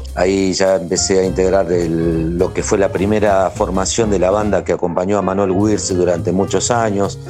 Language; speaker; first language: Spanish; native; Spanish